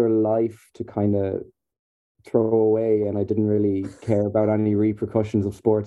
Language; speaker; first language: English; native; English